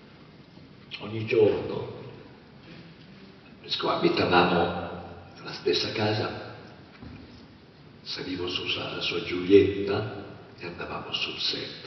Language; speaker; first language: Italian; native; Italian